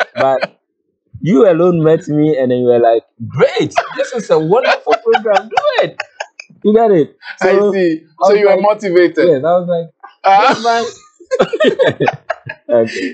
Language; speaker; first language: English; non-native, local second language; Akan